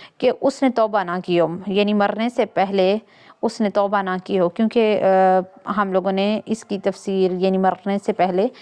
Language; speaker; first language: Urdu; non-native, local second language; Punjabi